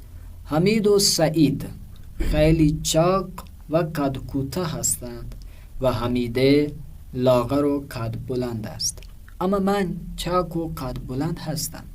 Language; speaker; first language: Persian; non-native, fluent; Urdu